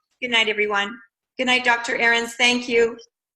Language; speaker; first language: English; native; English